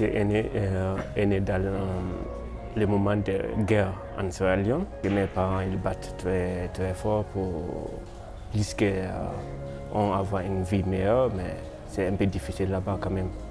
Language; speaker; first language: French; non-native, learner; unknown